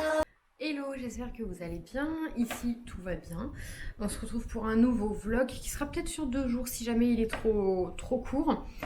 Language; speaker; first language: French; native; French